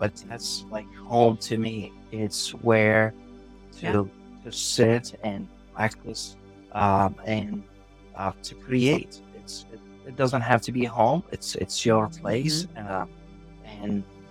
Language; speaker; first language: English; non-native, learner; Arabic